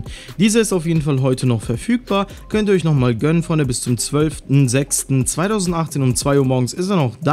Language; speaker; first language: German; native; German